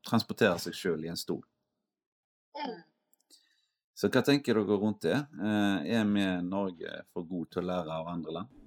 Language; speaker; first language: Norwegian; native; Norwegian